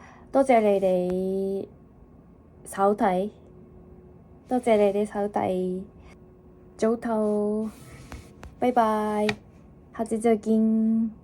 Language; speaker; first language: Cantonese; non-native, learner; Japanese